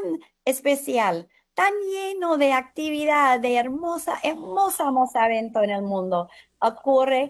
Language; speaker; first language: Spanish; non-native, fluent; English